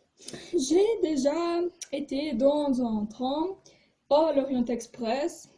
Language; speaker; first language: French; non-native, fluent; Portuguese